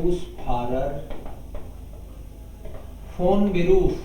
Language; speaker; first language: German; non-native, fluent; Hindi